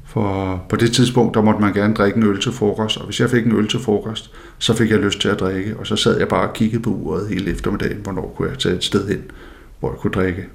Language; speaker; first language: Danish; non-native, local second language; Faroese